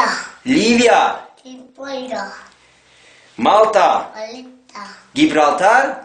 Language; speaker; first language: Russian; non-native, local second language; Tajik